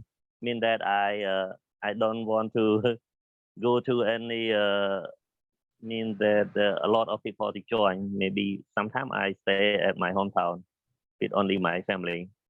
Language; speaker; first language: English; non-native, learner; Khmer